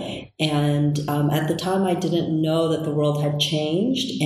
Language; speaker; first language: English; early bilingual, other home language; Korean